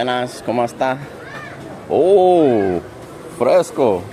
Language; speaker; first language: Spanish; non-native, learner; English